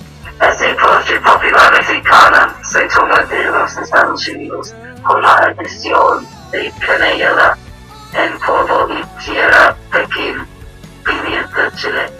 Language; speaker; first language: Spanish; non-native, learner; English